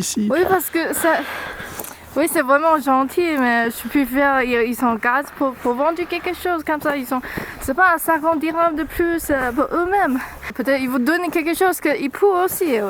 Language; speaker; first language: French; non-native, learner; Chinese